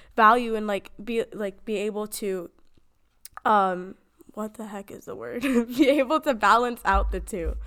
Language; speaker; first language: English; native; English